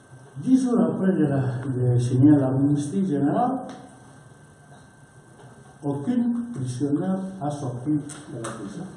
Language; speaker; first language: French; non-native, learner; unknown